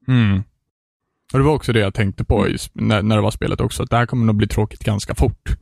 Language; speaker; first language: Swedish; native; Swedish